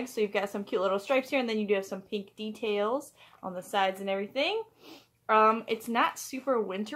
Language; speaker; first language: English; native; English